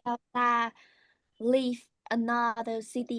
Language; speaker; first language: English; non-native, learner; Vietnamese